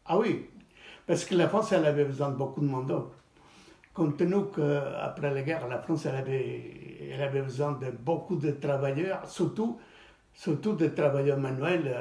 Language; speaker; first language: French; non-native, fluent; Portuguese